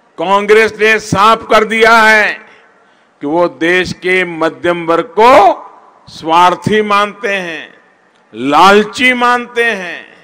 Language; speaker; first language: Hindi; non-native, local second language; Gujarati